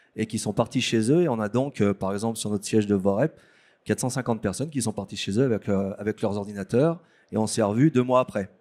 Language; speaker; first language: French; native; French